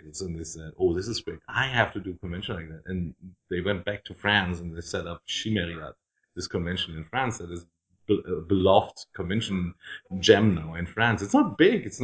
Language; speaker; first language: English; non-native, fluent; German